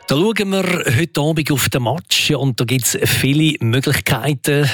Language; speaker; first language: German; native; German